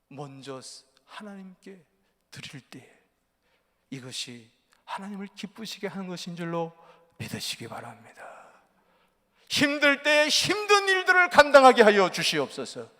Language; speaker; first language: Korean; native; Korean